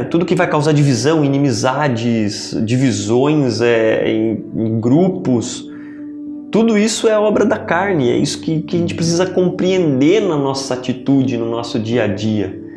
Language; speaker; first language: Portuguese; native; Portuguese